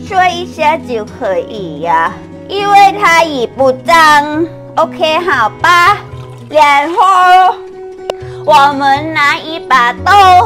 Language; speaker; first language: Chinese; non-native, learner; Thai